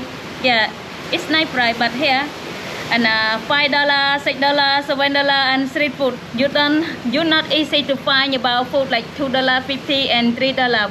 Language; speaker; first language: English; non-native, learner; Khmer